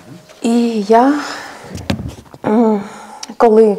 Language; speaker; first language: Ukrainian; non-native, local second language; Russian